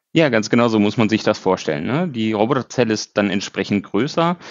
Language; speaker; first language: German; native; German